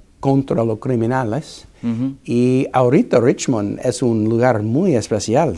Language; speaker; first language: Spanish; non-native, fluent; English